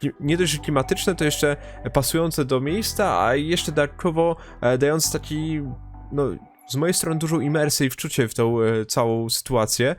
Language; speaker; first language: Polish; native; Polish